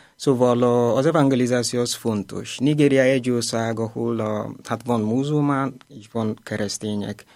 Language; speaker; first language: Hungarian; non-native, learner; Igbo